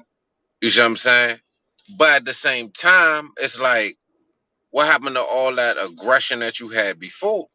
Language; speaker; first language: English; native; English